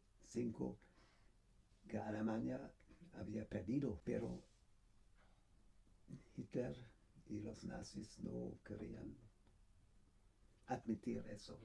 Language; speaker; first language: Spanish; non-native, fluent; German